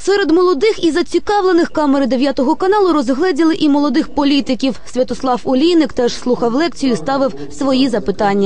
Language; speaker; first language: Ukrainian; native; Ukrainian